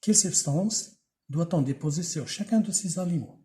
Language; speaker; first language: French; non-native, local second language; Arabic